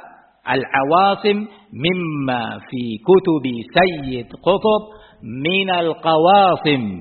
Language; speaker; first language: Arabic; non-native, fluent; Indonesian